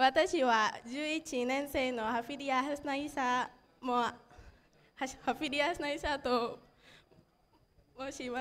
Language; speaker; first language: Japanese; non-native, learner; Indonesian